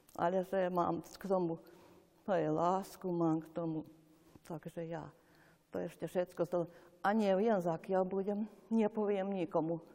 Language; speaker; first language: Slovak; native; Slovak